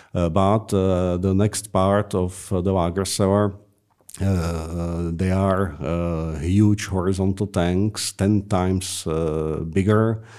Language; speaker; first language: English; non-native, fluent; Czech